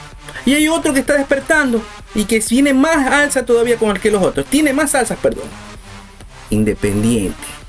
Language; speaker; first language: Spanish; native; Spanish